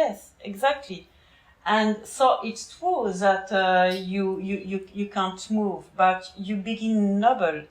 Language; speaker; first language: English; non-native, learner; French